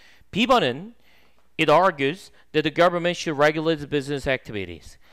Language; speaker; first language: English; non-native, fluent; Korean